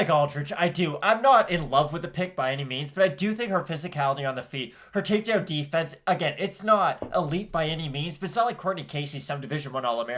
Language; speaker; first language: English; native; English